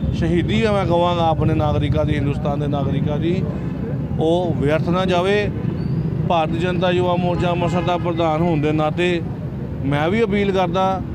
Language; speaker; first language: Punjabi; native; Punjabi